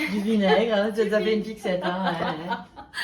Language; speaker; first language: French; native; French